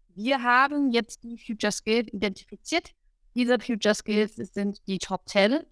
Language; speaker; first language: German; non-native, fluent; English